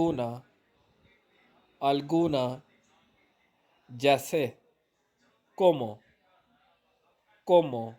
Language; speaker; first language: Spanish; non-native, fluent; Urdu